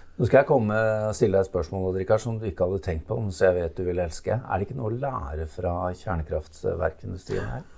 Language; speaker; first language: Norwegian; native; Norwegian